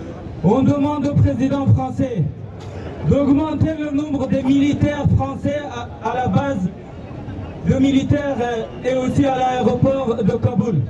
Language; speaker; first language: French; non-native, fluent; Persian